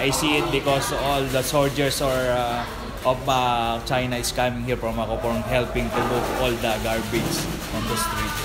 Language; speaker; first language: English; non-native, local second language; Filipino